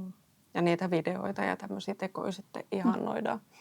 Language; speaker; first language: Finnish; native; Finnish